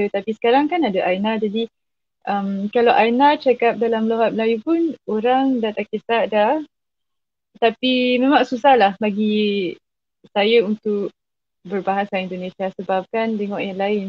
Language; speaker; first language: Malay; non-native, fluent; French